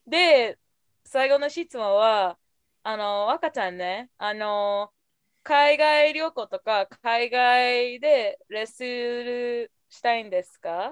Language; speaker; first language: Japanese; non-native, fluent; English